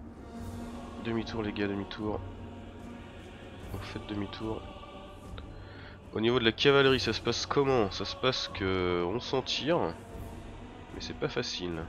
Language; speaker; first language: French; native; French